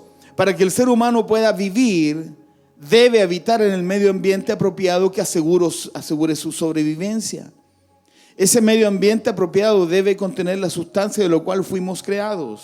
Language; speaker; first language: Spanish; native; Spanish